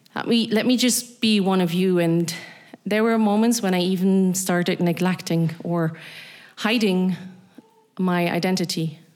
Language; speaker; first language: English; non-native, fluent; German